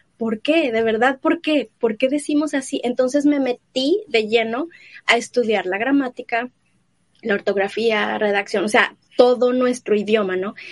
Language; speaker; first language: Spanish; native; Spanish